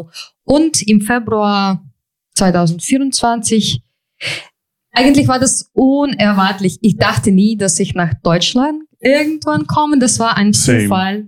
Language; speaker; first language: German; non-native, fluent; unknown